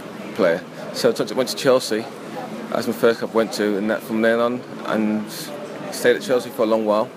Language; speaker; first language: English; native; English